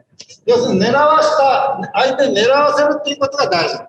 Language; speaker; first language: Japanese; native; Japanese